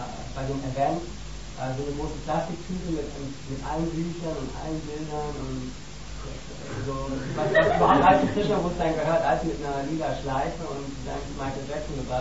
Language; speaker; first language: German; native; German